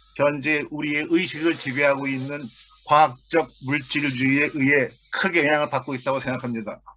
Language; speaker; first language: Korean; native; Korean